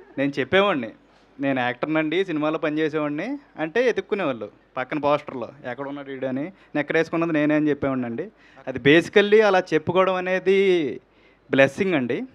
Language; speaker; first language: Telugu; native; Telugu